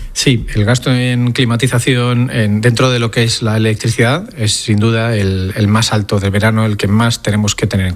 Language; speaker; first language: Spanish; native; Spanish